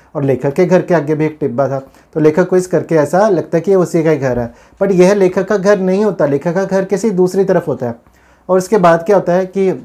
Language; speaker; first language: Hindi; non-native, local second language; Punjabi